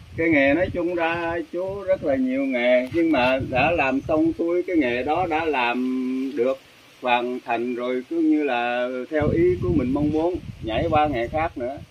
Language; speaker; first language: Vietnamese; non-native, local second language; Khmer